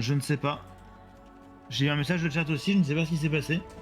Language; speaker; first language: French; native; French